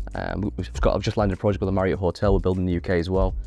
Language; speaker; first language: English; native; English